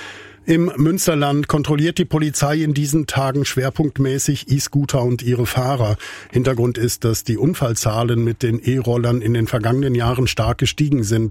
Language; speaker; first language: German; native; German